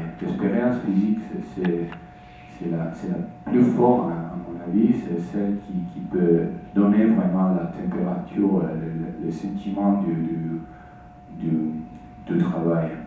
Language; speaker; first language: French; non-native, fluent; Italian